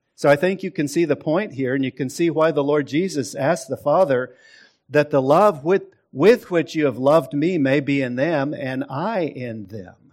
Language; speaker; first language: English; native; English